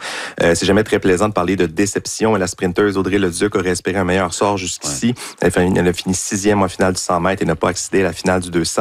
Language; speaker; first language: French; native; French